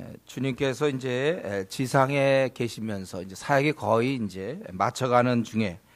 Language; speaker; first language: Korean; native; Korean